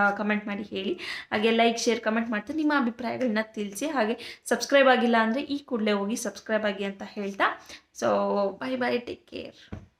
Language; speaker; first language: Kannada; native; Kannada